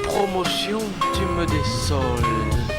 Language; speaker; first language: French; native; French